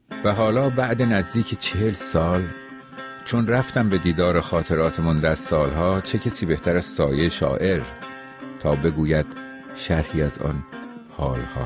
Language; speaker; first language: Persian; native; Persian